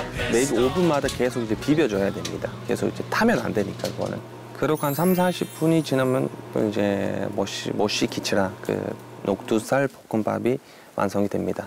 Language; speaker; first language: Korean; non-native, fluent; Uzbek